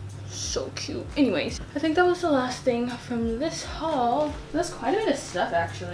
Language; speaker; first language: English; native; English